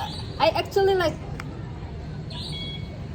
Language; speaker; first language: English; non-native, fluent; Indonesian